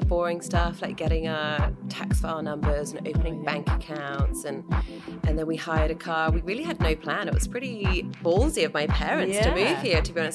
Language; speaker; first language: English; native; English